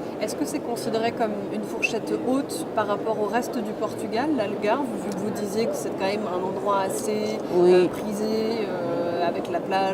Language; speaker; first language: French; native; French